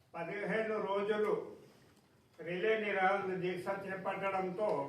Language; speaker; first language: Telugu; non-native, local second language; Gondi